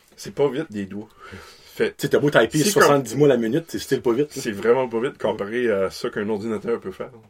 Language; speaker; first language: French; native; French